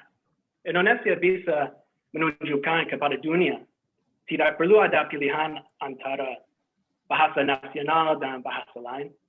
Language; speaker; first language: Indonesian; non-native, fluent; English